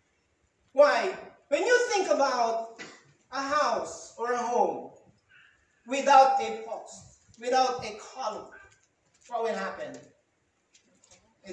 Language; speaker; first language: English; non-native, local second language; Filipino